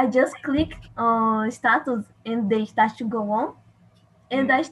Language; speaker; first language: English; non-native, learner; Portuguese